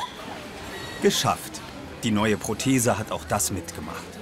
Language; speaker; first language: German; native; German